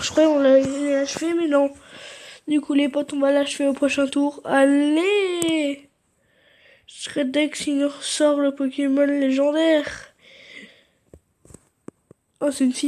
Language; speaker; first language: French; native; French